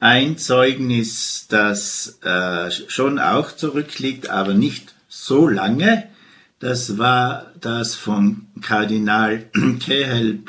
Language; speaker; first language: German; native; German